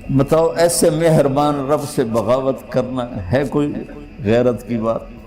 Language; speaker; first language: Urdu; non-native, local second language; Punjabi